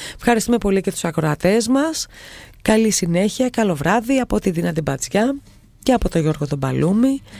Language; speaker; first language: Greek; native; Greek